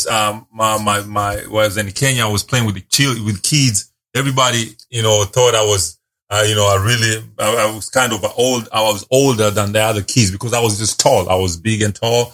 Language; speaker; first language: English; non-native, local second language; Luo (Kenya and Tanzania)